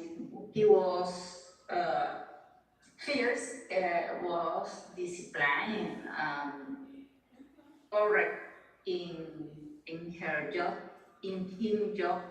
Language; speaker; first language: English; non-native, learner; Spanish